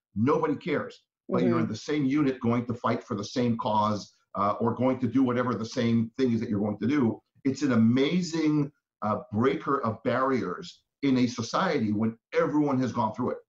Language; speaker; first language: English; non-native, fluent; Hebrew